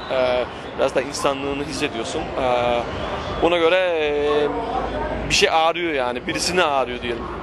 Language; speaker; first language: Turkish; early bilingual, heritage; Turkish